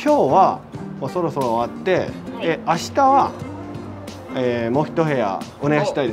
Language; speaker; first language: Japanese; non-native, fluent; Chinese